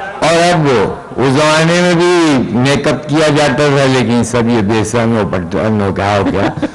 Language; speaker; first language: Urdu; native; Urdu